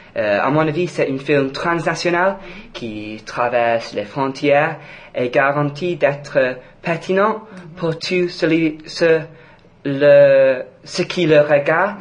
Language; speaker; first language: French; non-native, fluent; English